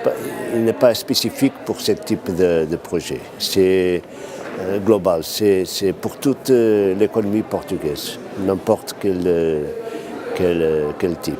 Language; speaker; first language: French; non-native, fluent; Portuguese